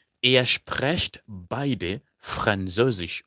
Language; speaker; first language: German; non-native, fluent; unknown